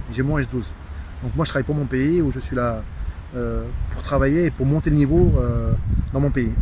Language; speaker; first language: French; non-native, local second language; Arabic